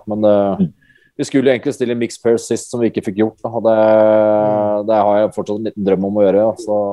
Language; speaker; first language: Norwegian; native; Norwegian